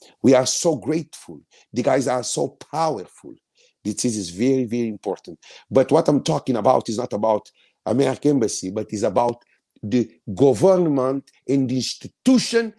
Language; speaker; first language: English; non-native, learner; Kabuverdianu